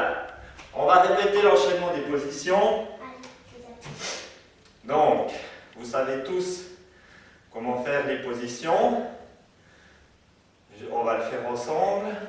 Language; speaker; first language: French; native; French